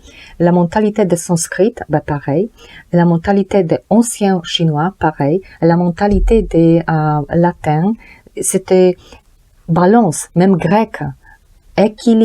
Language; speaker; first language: French; non-native, learner; Polish